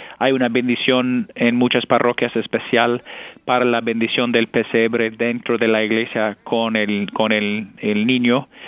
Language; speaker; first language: Spanish; non-native, fluent; English